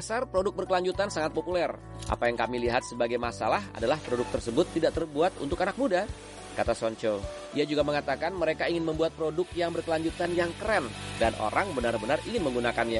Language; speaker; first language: Indonesian; native; Indonesian